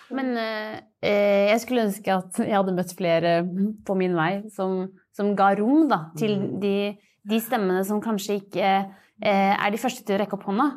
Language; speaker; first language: Norwegian; native; Norwegian